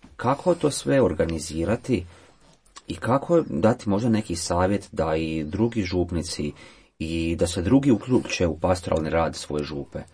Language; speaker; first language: Croatian; native; Croatian